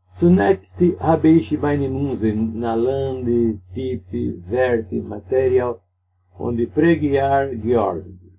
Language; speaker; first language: German; non-native, learner; Portuguese